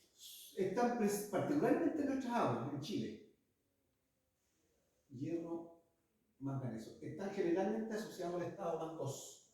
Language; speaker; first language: Spanish; native; Spanish